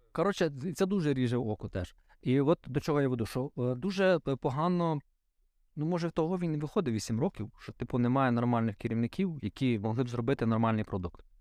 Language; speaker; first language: Ukrainian; native; Ukrainian